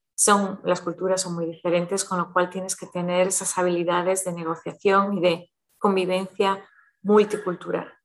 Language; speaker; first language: Spanish; early bilingual, heritage; Spanish